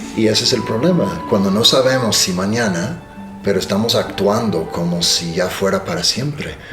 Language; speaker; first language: Spanish; non-native, fluent; English